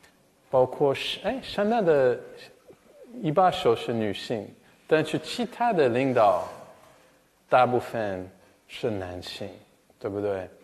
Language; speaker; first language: Chinese; non-native, fluent; English